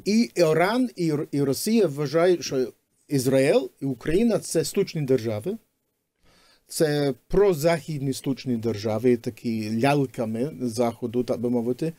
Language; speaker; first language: Ukrainian; early bilingual, heritage; Ukrainian